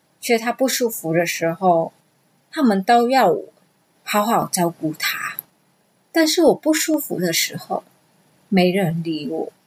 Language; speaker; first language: Chinese; non-native, fluent; Vietnamese